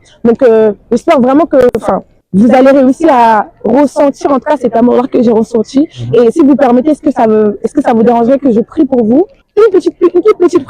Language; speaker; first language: French; native; French